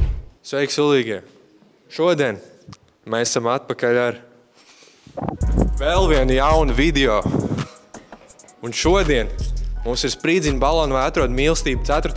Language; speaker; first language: Latvian; native; Latvian